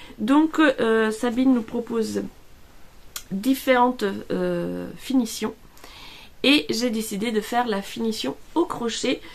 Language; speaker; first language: French; non-native, fluent; Italian